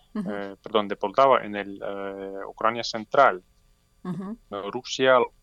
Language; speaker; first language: Spanish; non-native, fluent; Ukrainian